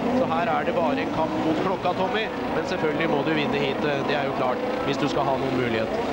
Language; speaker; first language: Norwegian; native; Norwegian